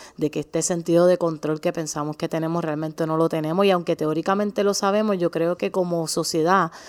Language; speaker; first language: Spanish; native; Spanish